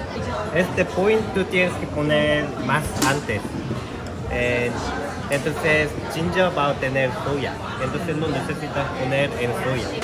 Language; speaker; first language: Spanish; non-native, learner; Korean